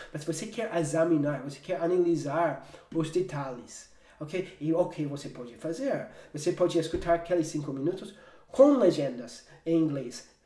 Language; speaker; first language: Portuguese; non-native, fluent; English